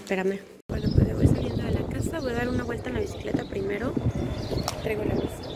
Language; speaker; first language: Spanish; native; Spanish